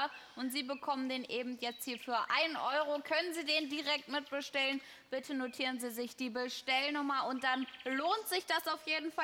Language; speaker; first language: German; native; German